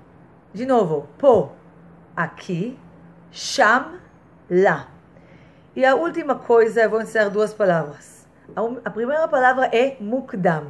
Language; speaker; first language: Portuguese; non-native, fluent; Hebrew